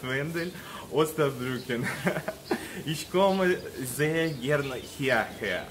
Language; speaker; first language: German; non-native, fluent; Russian